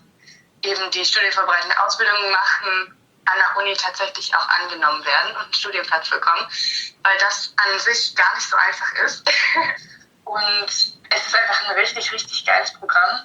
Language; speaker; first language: German; native; German